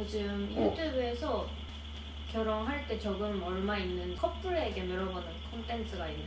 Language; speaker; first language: Korean; non-native, fluent; Japanese